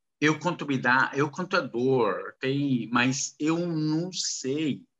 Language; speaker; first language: Portuguese; non-native, learner; Arabic